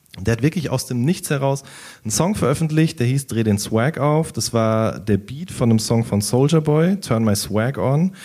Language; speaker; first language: German; native; German